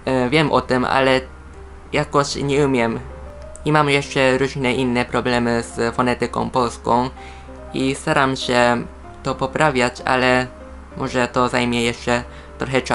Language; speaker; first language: Polish; non-native, fluent; Japanese